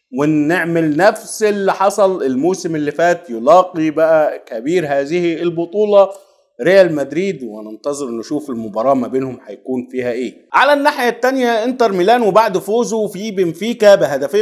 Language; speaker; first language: Arabic; native; Arabic